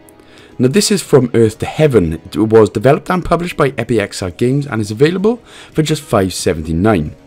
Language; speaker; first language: English; native; English